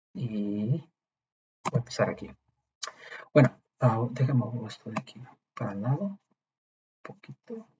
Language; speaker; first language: Spanish; early bilingual, heritage; Spanish